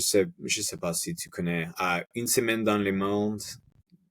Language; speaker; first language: French; non-native, fluent; Spanish